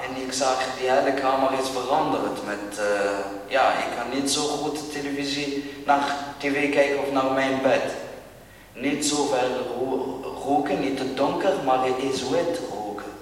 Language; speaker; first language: Dutch; non-native, learner; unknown